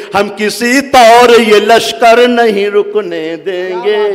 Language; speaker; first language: Hindi; native; Hindi